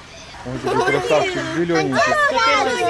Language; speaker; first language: Russian; native; Russian